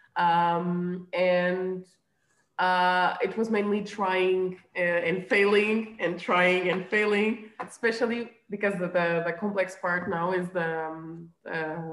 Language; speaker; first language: English; non-native, fluent; Portuguese